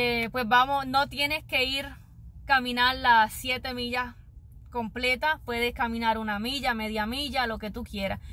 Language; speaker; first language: Spanish; native; Spanish